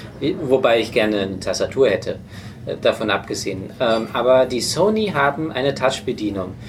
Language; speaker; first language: German; non-native, fluent; English